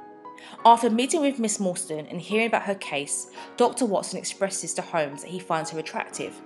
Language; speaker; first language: English; native; English